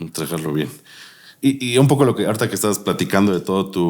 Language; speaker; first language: Spanish; native; Spanish